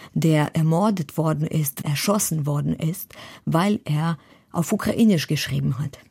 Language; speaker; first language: German; non-native, fluent; Ukrainian